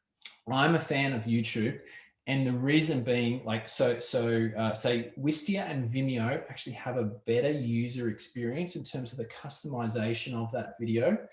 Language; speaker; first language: English; native; English